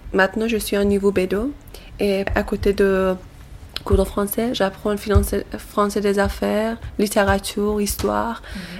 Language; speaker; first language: French; non-native, learner; Persian